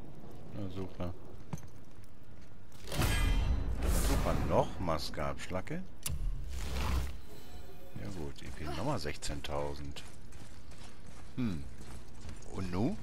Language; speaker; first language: German; native; German